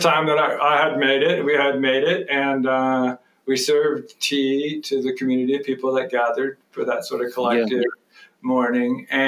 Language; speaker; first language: English; native; English